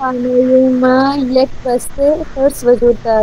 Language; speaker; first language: Persian; non-native, learner; Urdu